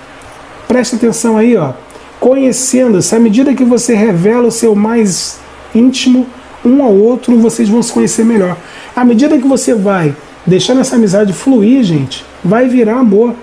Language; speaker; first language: Portuguese; native; Portuguese